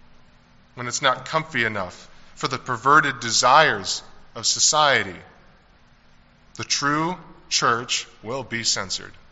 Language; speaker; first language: English; native; English